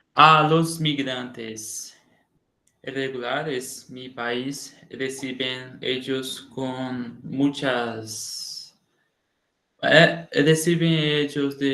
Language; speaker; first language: Spanish; non-native, learner; Portuguese